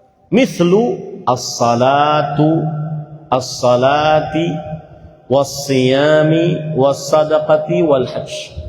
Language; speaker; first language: Arabic; non-native, fluent; Indonesian